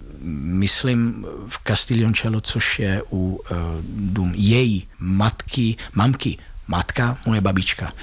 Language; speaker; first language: Czech; non-native, fluent; Italian